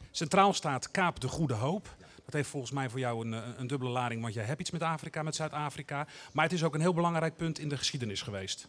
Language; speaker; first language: Dutch; native; Dutch